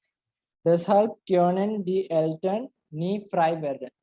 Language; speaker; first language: German; non-native, learner; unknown